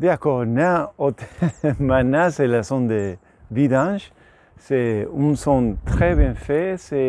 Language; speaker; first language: French; non-native, learner; Spanish